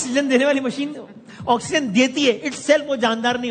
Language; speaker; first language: Urdu; native; Urdu